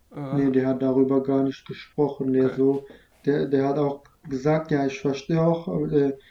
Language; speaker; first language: German; non-native, fluent; Arabic